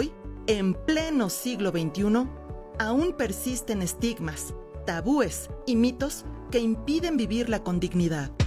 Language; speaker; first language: Spanish; native; Spanish